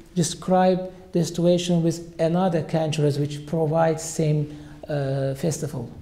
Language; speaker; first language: English; non-native, learner; Azerbaijani